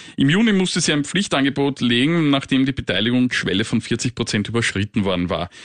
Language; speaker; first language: German; native; German